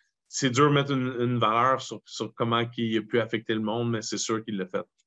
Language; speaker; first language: French; native; French